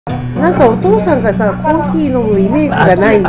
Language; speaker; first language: Japanese; native; Japanese